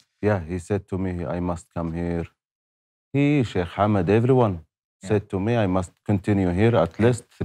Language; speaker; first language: English; non-native, learner; Arabic